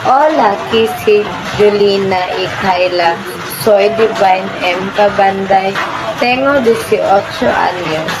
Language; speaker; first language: Spanish; non-native, learner; Cebuano